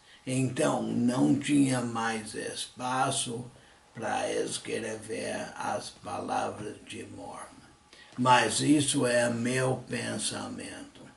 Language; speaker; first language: Portuguese; early bilingual, other home language; English